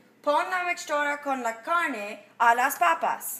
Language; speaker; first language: Spanish; non-native, learner; English